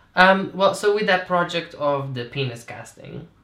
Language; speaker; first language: English; non-native, fluent; Portuguese